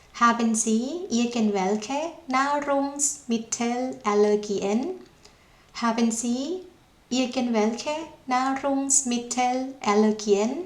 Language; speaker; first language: German; non-native, fluent; Thai